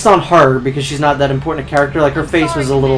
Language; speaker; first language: English; native; English